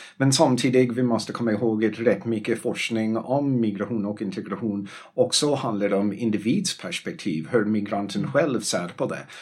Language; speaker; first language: Swedish; non-native, fluent; English